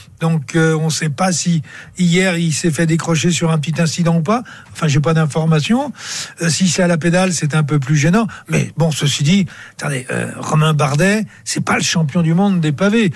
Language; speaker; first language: French; native; French